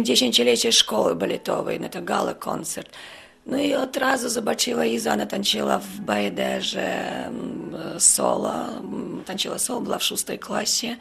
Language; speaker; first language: Polish; non-native, fluent; Russian